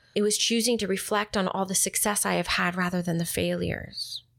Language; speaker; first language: English; native; English